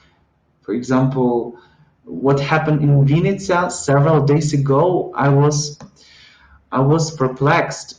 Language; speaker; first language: English; non-native, fluent; Ukrainian